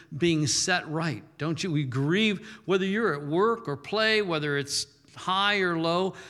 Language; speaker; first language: English; early bilingual, other home language; German